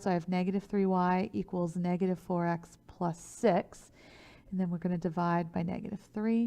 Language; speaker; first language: English; native; English